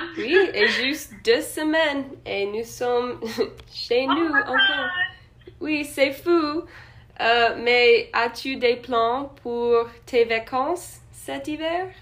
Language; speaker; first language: French; non-native, learner; English